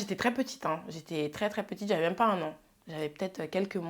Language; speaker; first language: French; early bilingual, other home language; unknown